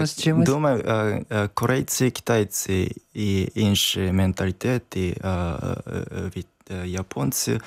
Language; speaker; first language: Ukrainian; non-native, learner; Japanese